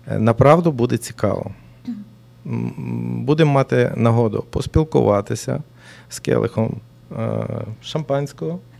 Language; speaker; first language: Ukrainian; native; Ukrainian